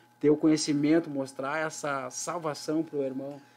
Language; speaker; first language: Portuguese; native; Portuguese